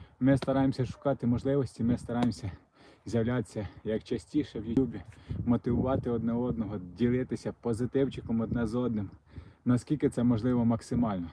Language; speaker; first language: Ukrainian; non-native, local second language; Russian